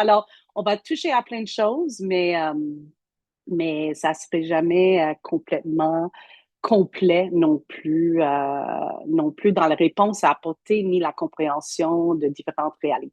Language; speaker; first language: French; native; French